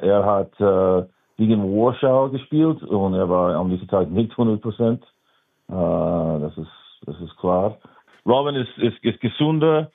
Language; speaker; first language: German; non-native, learner; English